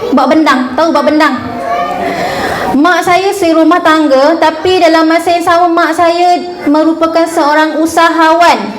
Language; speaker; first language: Malay; native; Malay